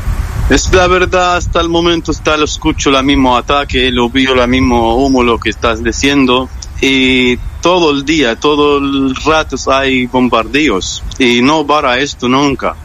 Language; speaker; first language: Spanish; non-native, fluent; Arabic